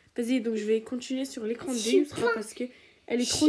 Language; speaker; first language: French; native; French